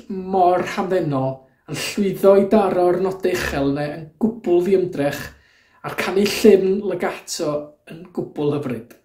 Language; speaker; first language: Welsh; native; Welsh